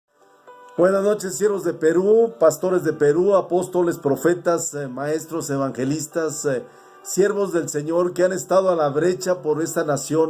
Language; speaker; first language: Spanish; native; Spanish